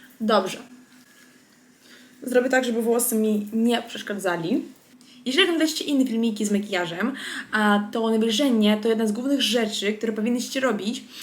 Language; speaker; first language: Polish; non-native, fluent; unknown